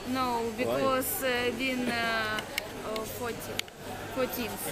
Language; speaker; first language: English; non-native, learner; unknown